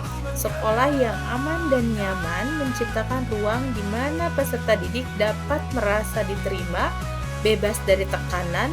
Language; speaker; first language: Indonesian; native; Indonesian